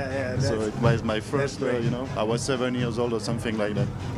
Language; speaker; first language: English; non-native, learner; French